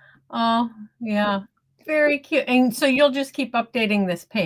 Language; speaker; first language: English; native; English